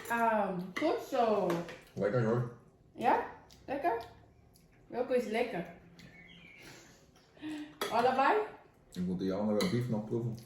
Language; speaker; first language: Dutch; non-native, learner; Thai